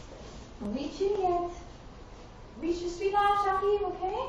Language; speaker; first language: French; non-native, fluent; English